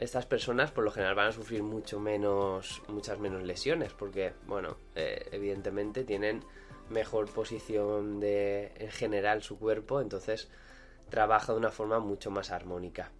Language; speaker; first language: Spanish; native; Spanish